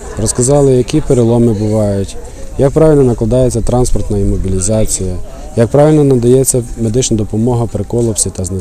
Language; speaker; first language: Ukrainian; native; Ukrainian